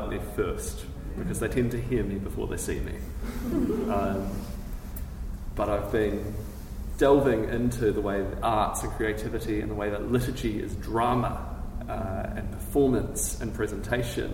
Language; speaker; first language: English; native; English